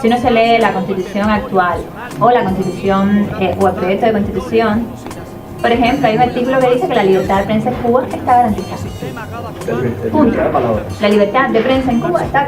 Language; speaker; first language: Spanish; native; Spanish